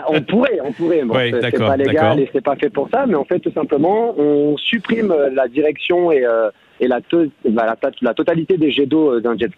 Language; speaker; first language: French; native; French